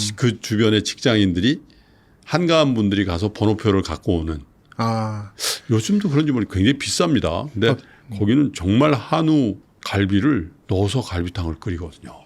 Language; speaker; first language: Korean; native; Korean